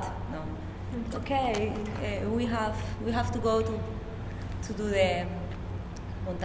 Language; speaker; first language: English; non-native, learner; Spanish